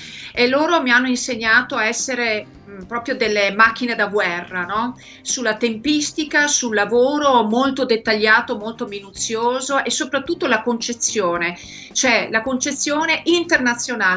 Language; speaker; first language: Italian; native; Italian